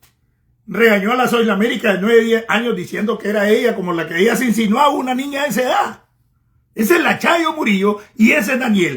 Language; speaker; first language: Spanish; native; Spanish